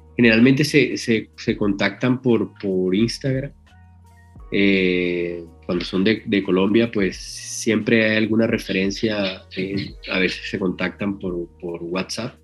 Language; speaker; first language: Spanish; native; Spanish